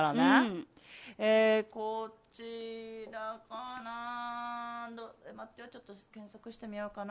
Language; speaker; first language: Japanese; native; Japanese